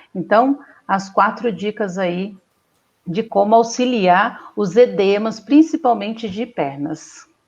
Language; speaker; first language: Portuguese; native; Portuguese